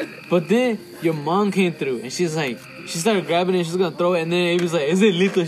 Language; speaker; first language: English; early bilingual, other home language; Spanish